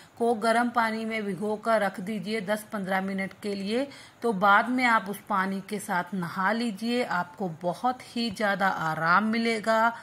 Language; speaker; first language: Hindi; non-native, local second language; Punjabi